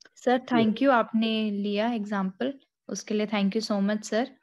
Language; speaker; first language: Hindi; native; Hindi